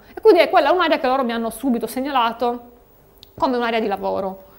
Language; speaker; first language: Italian; native; Italian